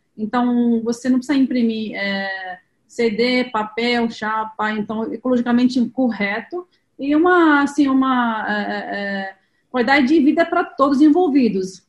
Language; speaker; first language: Portuguese; non-native, fluent; Arabic